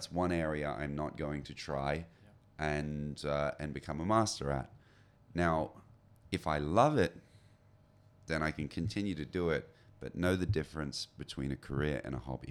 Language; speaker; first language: English; native; English